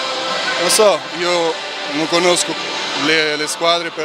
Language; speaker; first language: Italian; non-native, learner; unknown